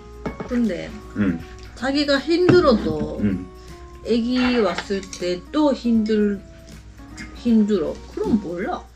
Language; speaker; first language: Korean; non-native, learner; Japanese